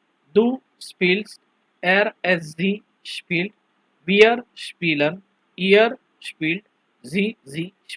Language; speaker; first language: German; non-native, learner; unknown